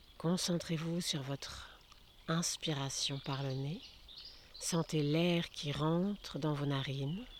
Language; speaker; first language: French; native; French